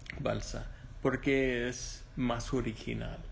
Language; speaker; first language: Spanish; non-native, learner; English